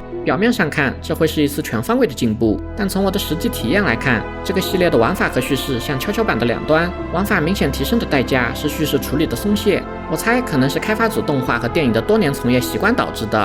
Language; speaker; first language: Chinese; native; Chinese